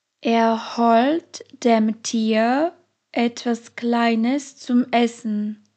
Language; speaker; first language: German; non-native, fluent; Slovak